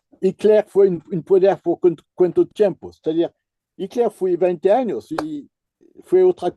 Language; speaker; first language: Spanish; non-native, fluent; French